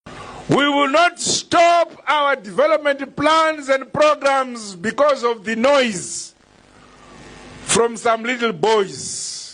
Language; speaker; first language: English; non-native, local second language; Shona